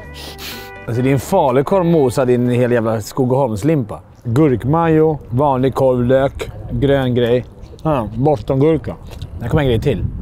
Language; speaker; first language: Swedish; native; Swedish